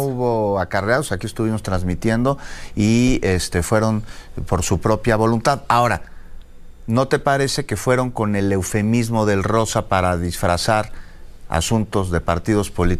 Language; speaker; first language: Spanish; native; Spanish